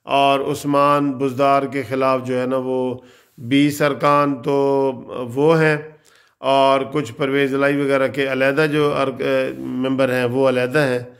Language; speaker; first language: Urdu; native; Urdu